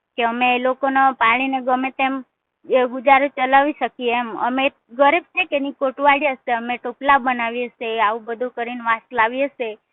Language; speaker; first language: Gujarati; non-native, local second language; Bhili